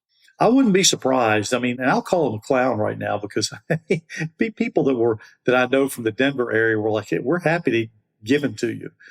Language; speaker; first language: English; native; English